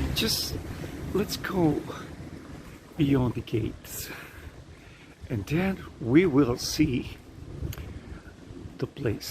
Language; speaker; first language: English; non-native, fluent; Spanish